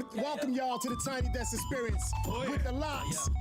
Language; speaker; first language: English; native; English